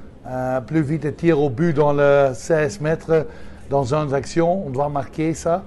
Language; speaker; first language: French; non-native, fluent; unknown